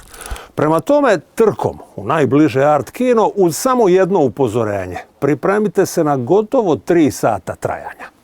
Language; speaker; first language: Bosnian; native; Bosnian